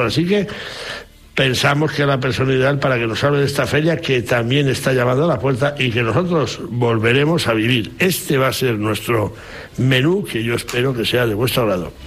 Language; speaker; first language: Spanish; native; Spanish